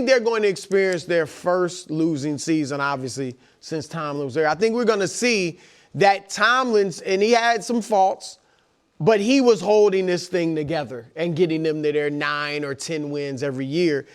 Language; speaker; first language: English; native; English